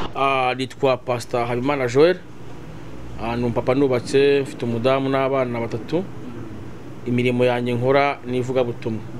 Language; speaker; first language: Kinyarwanda; native; Kinyarwanda